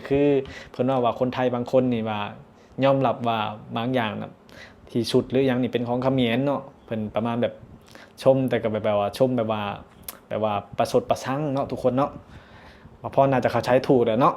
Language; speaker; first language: Thai; non-native, local second language; Northeastern Thai